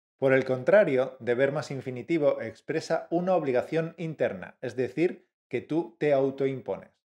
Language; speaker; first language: Spanish; native; Spanish